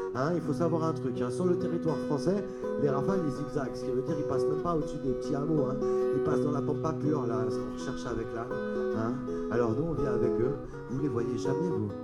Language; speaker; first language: French; native; French